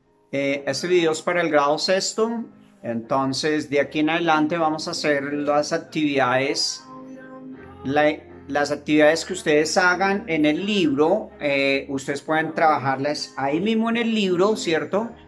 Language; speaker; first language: Spanish; native; Spanish